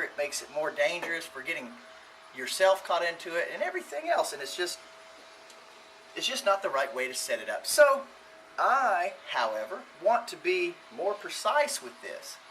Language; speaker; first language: English; native; English